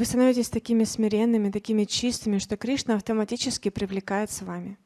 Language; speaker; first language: Russian; native; Russian